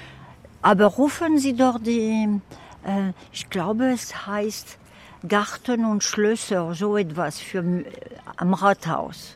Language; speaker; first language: German; non-native, fluent; French